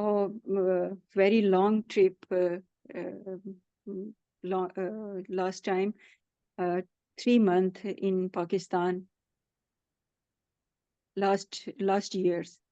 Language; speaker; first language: English; non-native, learner; Urdu